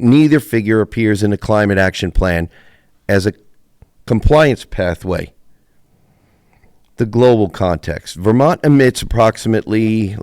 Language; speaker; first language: English; native; English